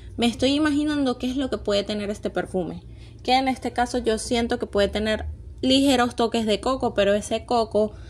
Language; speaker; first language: Spanish; native; Spanish